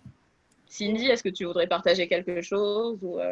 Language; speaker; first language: French; native; French